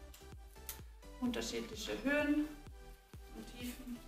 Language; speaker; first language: German; native; German